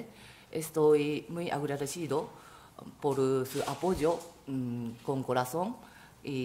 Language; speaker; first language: Spanish; non-native, fluent; Japanese